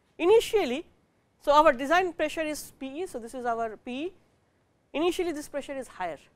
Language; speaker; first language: English; non-native, local second language; Bangla